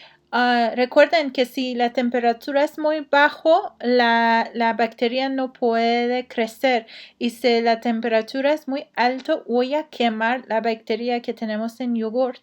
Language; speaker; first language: Spanish; non-native, learner; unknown